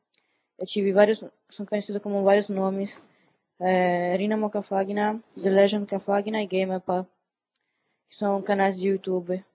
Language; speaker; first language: Portuguese; early bilingual, other home language; Italian